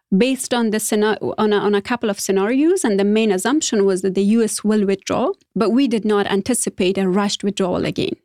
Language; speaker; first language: English; non-native, fluent; Persian